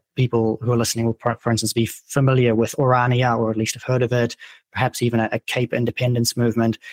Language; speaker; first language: English; non-native, fluent; Dutch